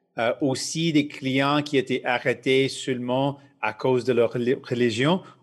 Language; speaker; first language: French; non-native, local second language; English